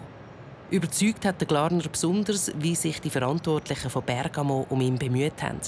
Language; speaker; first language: German; native; German